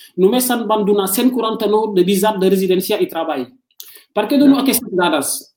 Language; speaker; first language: Catalan; non-native, fluent; Wolof